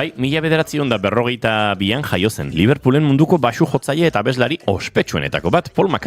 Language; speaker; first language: Basque; native; Basque